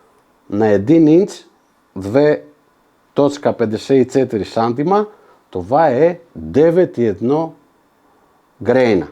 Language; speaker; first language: Bulgarian; non-native, fluent; Macedonian